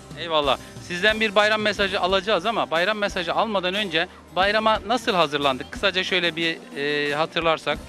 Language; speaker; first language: Turkish; native; Turkish